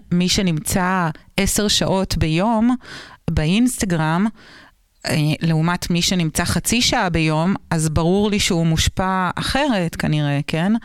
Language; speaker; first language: Hebrew; native; Hebrew